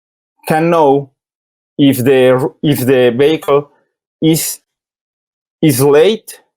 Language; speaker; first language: English; non-native, learner; Spanish